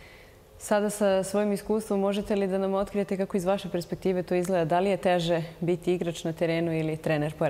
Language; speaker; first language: Serbian; native; Serbian